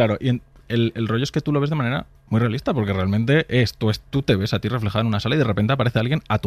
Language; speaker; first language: Spanish; native; Spanish